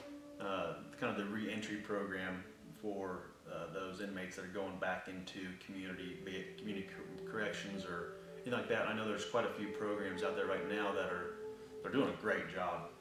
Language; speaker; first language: English; native; English